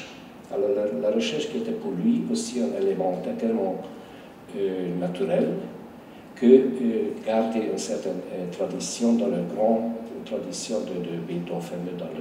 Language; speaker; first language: French; non-native, fluent; Hungarian